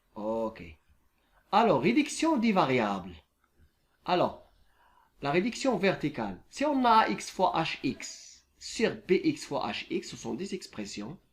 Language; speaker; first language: French; non-native, local second language; Arabic